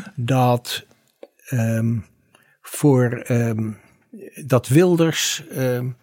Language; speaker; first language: Dutch; native; Dutch